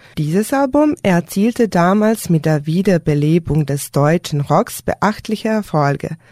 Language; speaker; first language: German; non-native, fluent; Serbian